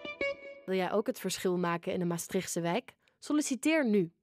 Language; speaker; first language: Dutch; native; Dutch